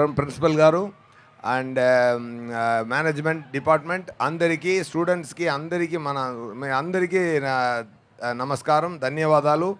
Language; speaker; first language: Telugu; non-native, fluent; Tamil